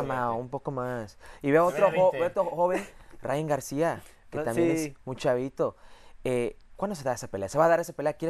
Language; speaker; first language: Spanish; native; Spanish